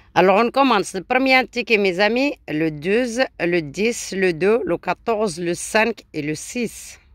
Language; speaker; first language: French; non-native, local second language; Arabic